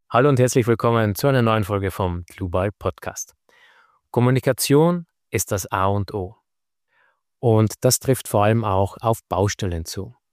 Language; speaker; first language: German; native; German